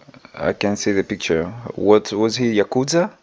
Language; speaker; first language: English; non-native, learner; Swahili